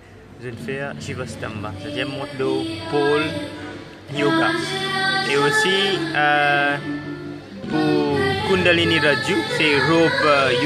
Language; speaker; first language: French; non-native, learner; Morisyen